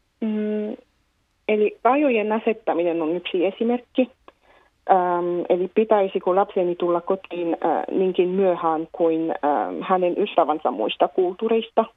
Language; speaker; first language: Finnish; non-native, fluent; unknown